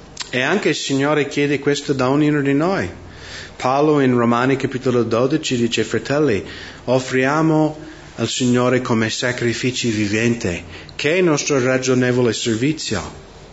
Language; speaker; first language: Italian; non-native, fluent; English